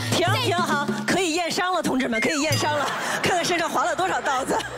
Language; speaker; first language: Chinese; native; Chinese